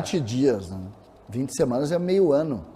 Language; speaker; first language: Portuguese; native; Portuguese